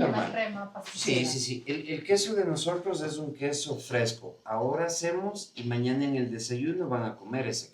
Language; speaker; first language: Spanish; native; Spanish